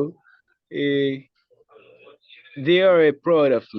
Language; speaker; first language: English; non-native, learner; Haitian Creole